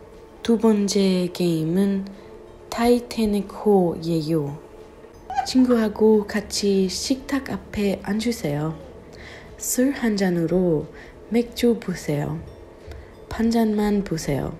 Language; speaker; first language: Korean; non-native, learner; English